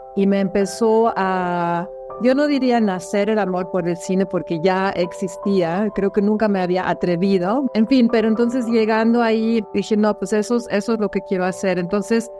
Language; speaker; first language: Spanish; non-native, fluent; German